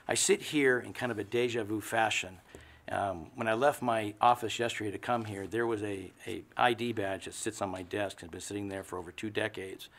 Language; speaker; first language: English; native; English